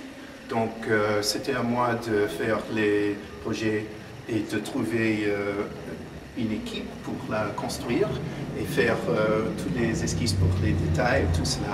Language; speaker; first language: French; non-native, fluent; English